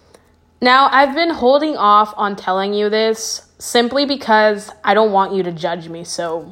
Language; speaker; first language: English; native; English